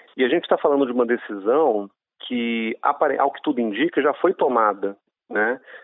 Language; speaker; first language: Portuguese; non-native, fluent; Hebrew